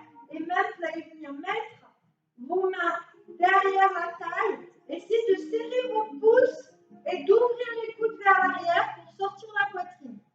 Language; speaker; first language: French; native; French